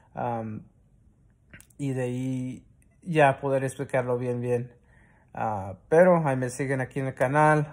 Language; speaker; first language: Spanish; early bilingual, heritage; Spanish